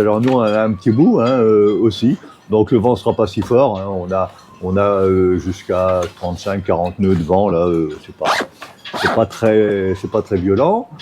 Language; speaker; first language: French; native; French